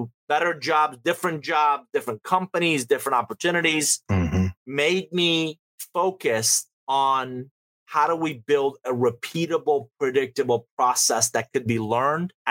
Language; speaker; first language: English; non-native, fluent; Persian